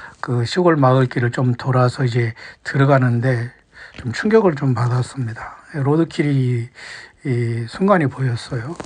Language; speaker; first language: Korean; native; Korean